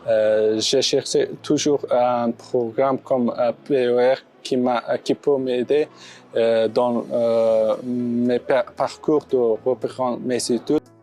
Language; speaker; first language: French; non-native, fluent; Pashto